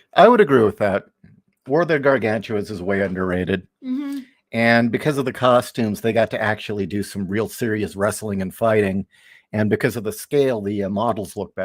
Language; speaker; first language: English; native; English